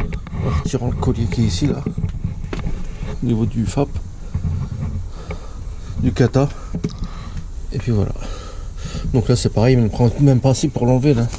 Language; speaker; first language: French; native; French